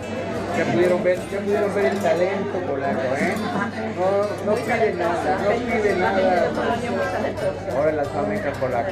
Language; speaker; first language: Spanish; native; Spanish